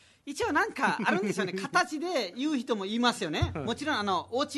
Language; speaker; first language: Japanese; non-native, fluent; Nepali